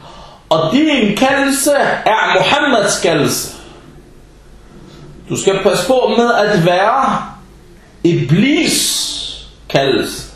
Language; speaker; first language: Danish; non-native, fluent; Arabic